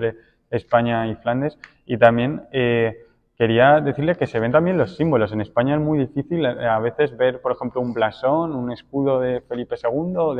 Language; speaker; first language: Spanish; native; Spanish